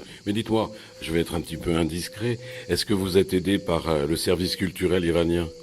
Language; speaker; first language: French; native; French